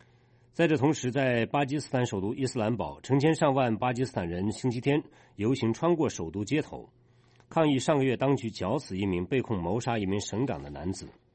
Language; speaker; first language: Chinese; native; Chinese